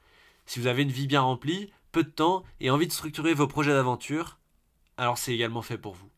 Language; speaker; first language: French; native; French